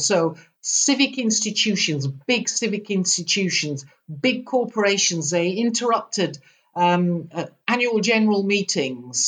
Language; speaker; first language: English; native; English